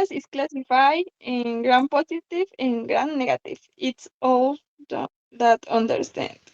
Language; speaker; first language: English; non-native, learner; Spanish